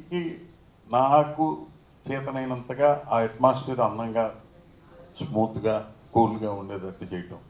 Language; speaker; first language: Telugu; native; Telugu